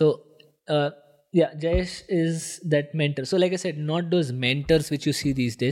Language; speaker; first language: English; non-native, local second language; Marathi